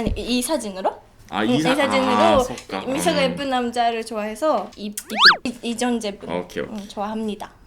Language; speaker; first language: Korean; non-native, learner; Japanese